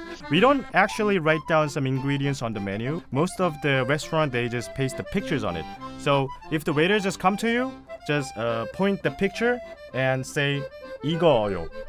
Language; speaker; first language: English; non-native, fluent; Korean